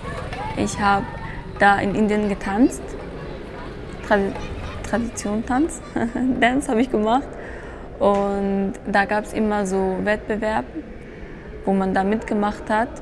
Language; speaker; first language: German; early bilingual, other home language; Persian